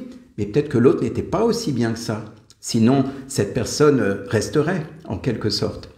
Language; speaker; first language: French; native; French